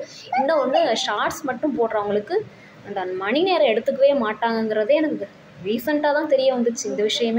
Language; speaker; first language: Tamil; native; Tamil